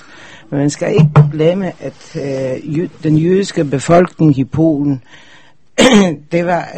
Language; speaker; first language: Danish; non-native, fluent; Polish